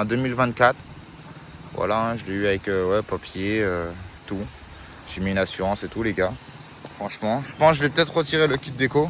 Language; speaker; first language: French; native; French